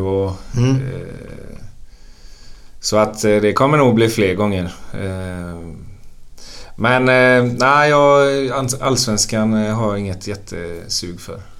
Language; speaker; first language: Swedish; native; Swedish